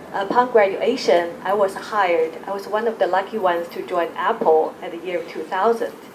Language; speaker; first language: English; non-native, fluent; Chinese